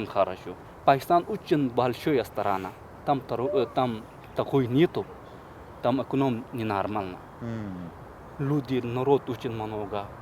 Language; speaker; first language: Russian; non-native, learner; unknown